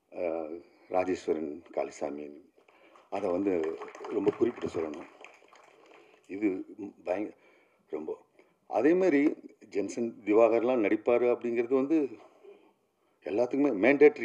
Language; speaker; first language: Tamil; native; Tamil